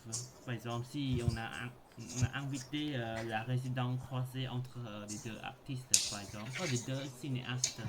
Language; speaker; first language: French; non-native, learner; Khmer